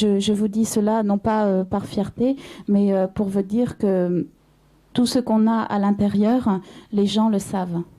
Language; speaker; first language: French; native; French